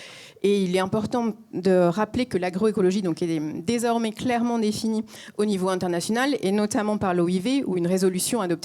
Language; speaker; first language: French; native; French